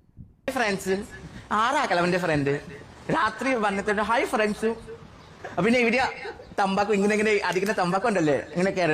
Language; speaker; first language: Malayalam; non-native, local second language; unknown